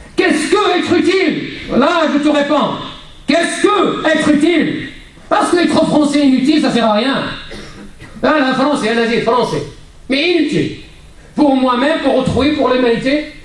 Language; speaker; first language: French; non-native, local second language; Arabic